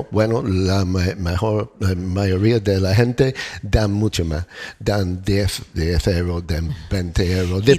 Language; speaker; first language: Spanish; non-native, learner; English